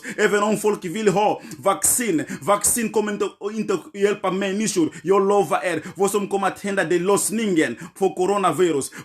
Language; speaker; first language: Swedish; non-native, fluent; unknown